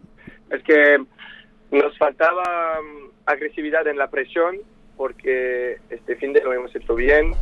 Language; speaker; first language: Spanish; non-native, fluent; French